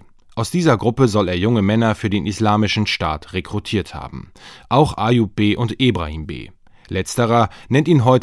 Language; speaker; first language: German; native; German